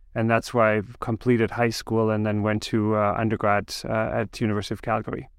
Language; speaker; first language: English; early bilingual, other home language; German